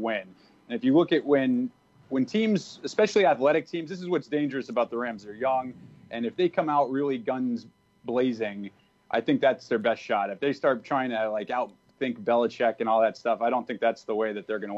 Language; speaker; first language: English; native; English